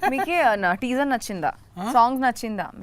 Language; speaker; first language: Telugu; non-native, learner; Bangla